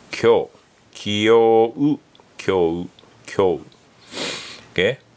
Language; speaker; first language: Japanese; non-native, fluent; English